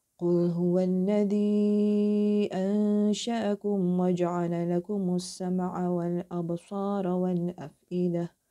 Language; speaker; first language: Arabic; non-native, learner; Indonesian